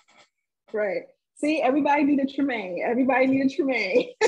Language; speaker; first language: English; native; English